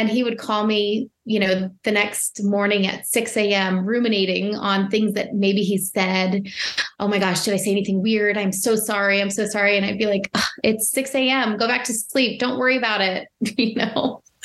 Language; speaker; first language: English; native; English